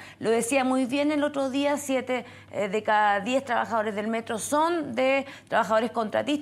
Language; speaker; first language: Spanish; native; Spanish